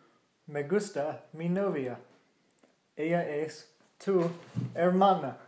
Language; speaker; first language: Spanish; non-native, learner; English